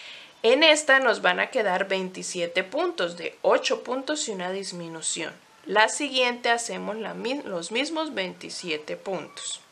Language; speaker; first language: Spanish; native; Spanish